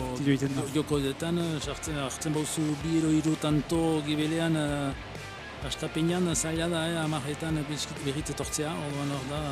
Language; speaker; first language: Basque; native; Basque